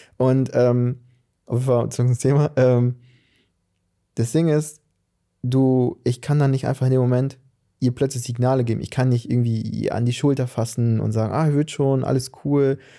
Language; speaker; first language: German; early bilingual, other home language; Portuguese